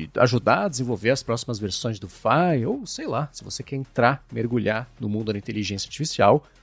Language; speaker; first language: Portuguese; native; Portuguese